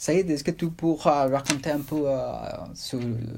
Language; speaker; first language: French; non-native, learner; Spanish